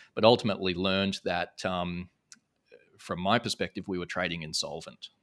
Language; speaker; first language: English; native; English